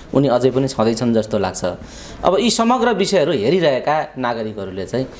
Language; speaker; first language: Nepali; native; Nepali